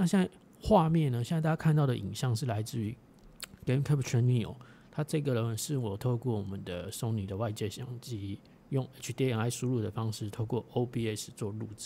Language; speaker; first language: Chinese; native; Chinese